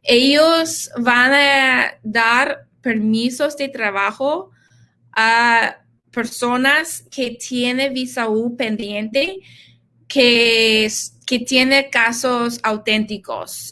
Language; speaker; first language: Spanish; early bilingual, heritage; English